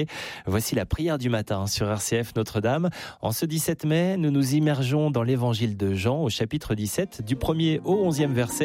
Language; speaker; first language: French; native; French